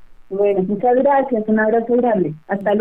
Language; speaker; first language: Spanish; native; Spanish